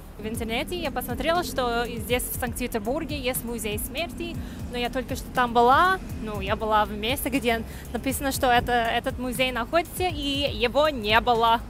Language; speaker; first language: Russian; non-native, learner; English